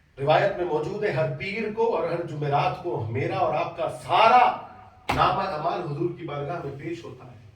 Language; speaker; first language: Urdu; native; Urdu